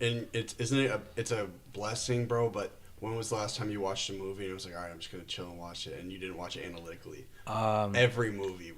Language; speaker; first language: English; native; English